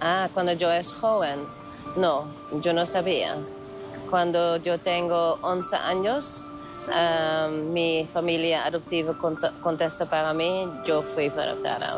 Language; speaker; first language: Spanish; non-native, learner; Dutch